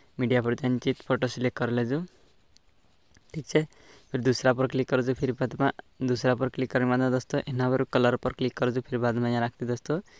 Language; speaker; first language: Gujarati; non-native, local second language; Bhili